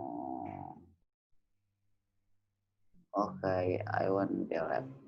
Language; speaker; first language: English; non-native, learner; Indonesian